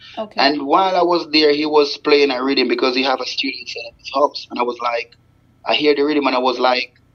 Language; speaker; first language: English; non-native, local second language; Jamaican Creole English